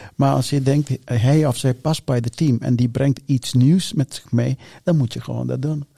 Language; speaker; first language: Dutch; non-native, fluent; Sinhala